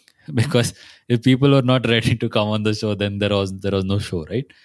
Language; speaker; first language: English; non-native, local second language; Marathi